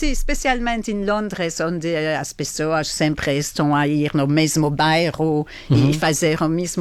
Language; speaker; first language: Portuguese; non-native, learner; French